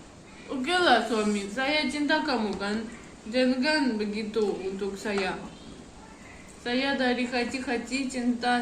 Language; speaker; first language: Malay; non-native, learner; Russian